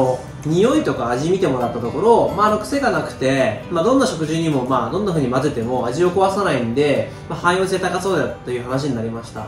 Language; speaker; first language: Japanese; native; Japanese